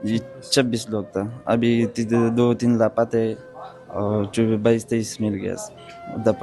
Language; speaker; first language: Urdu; non-native, local second language; Pashto